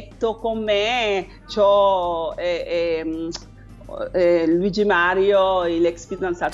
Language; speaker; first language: Italian; non-native, fluent; Spanish